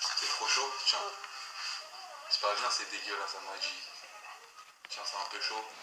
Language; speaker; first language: French; native; French